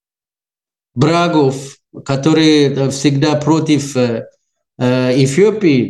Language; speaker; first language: Russian; non-native, learner; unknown